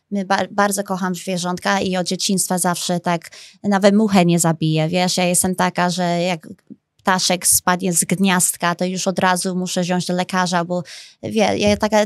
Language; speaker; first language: Polish; early bilingual, heritage; Polish